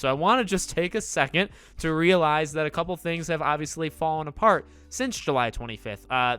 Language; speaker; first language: English; native; English